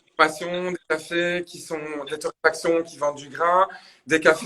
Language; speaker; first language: French; native; French